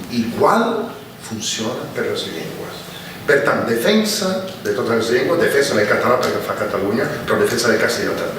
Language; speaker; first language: Catalan; non-native, fluent; Italian